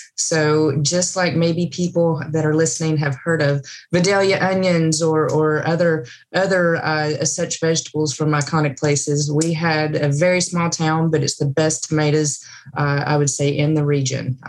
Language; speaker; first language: English; native; English